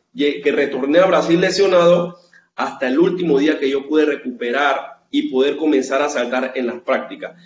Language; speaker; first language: Spanish; native; Spanish